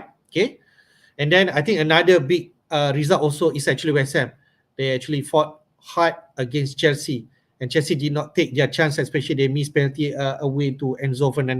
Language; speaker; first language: English; non-native, local second language; Malay